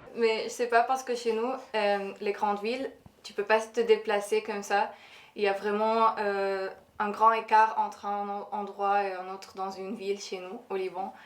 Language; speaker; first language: French; non-native, local second language; Arabic